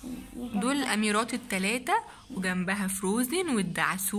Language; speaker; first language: Arabic; native; Arabic